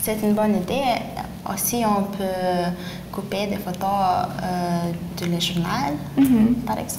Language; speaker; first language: French; non-native, learner; Lithuanian